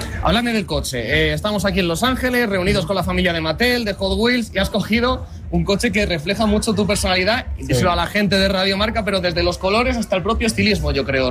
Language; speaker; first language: Spanish; native; Spanish